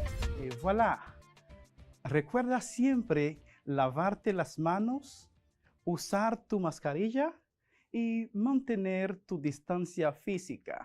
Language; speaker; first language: Spanish; non-native, fluent; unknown